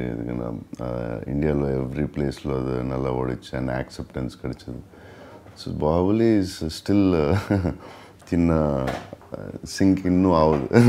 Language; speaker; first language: Tamil; non-native, learner; Telugu